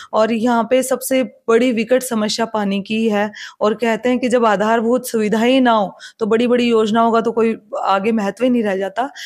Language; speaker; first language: Hindi; native; Hindi